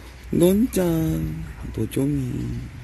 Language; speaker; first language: Japanese; non-native, learner; Korean